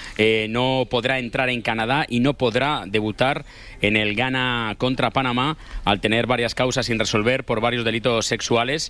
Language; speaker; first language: Spanish; native; Spanish